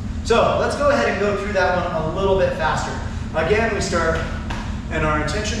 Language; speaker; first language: English; native; English